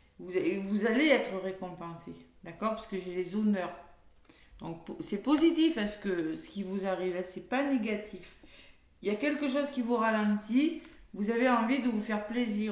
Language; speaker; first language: French; native; French